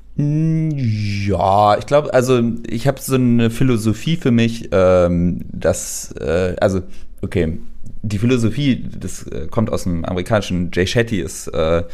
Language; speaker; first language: German; native; German